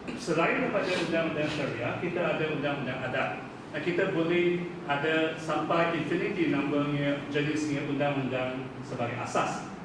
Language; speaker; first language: Malay; non-native, local second language; Chinese